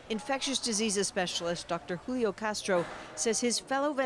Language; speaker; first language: English; native; English